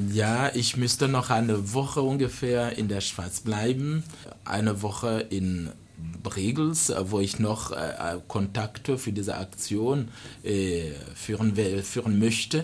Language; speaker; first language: German; non-native, fluent; Rundi